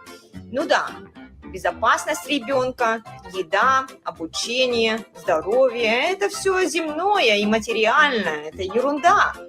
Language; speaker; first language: Russian; native; Russian